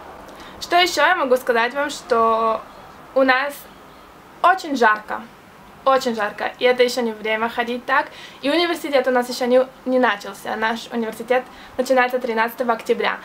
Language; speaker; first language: Russian; early bilingual, heritage; Russian